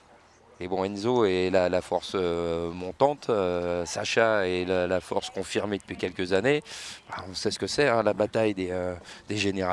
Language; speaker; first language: French; native; French